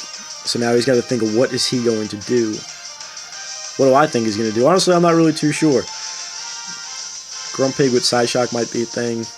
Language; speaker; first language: English; native; English